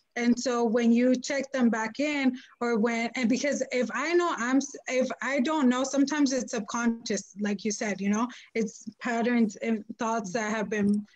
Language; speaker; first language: English; early bilingual, other home language; Spanish